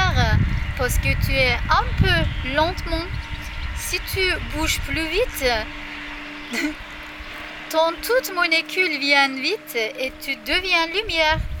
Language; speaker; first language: French; non-native, learner; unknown